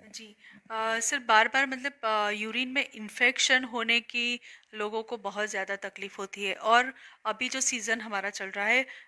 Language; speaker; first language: Hindi; non-native, local second language; Gujarati